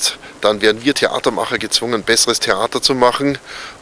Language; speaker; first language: German; native; German